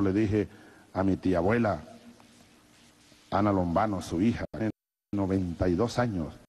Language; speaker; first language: Spanish; native; Spanish